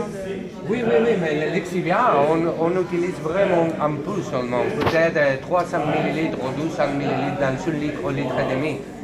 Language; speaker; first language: French; non-native, learner; Spanish